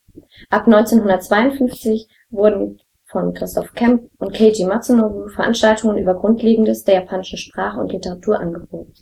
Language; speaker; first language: German; native; German